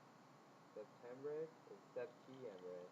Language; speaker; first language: Spanish; non-native, learner; English